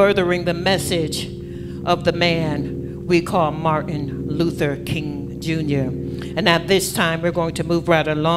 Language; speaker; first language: English; native; English